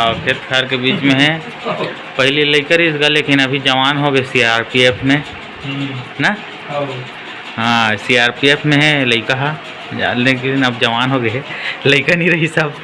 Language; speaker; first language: Hindi; non-native, local second language; Chhattisgarhi